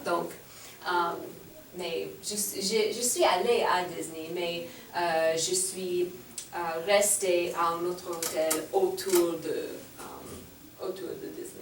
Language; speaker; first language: French; non-native, fluent; English